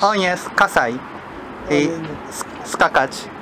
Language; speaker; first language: Polish; non-native, learner; Japanese